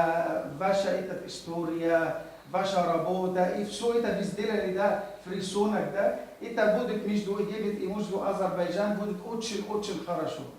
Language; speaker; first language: Russian; non-native, learner; Arabic